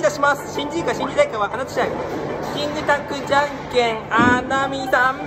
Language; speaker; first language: Japanese; native; Japanese